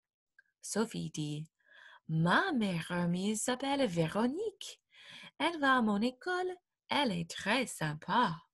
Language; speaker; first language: French; non-native, fluent; English